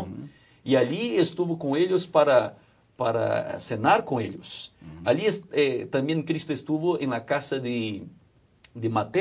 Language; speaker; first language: Spanish; non-native, fluent; Portuguese